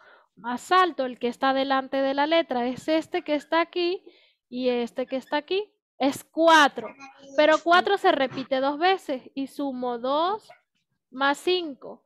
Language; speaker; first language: Spanish; native; Spanish